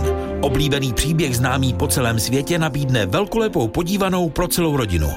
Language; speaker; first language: Czech; native; Czech